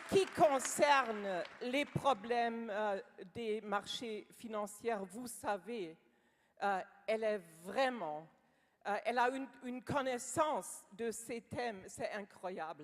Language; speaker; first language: French; non-native, learner; German